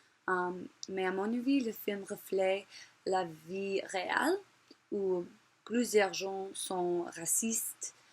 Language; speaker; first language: French; non-native, learner; English